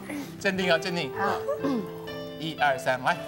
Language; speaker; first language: Chinese; native; Chinese